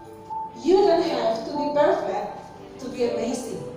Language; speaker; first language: English; non-native, fluent; Indonesian